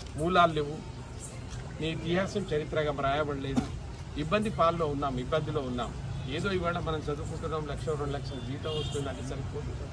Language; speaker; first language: Telugu; non-native, local second language; Lambadi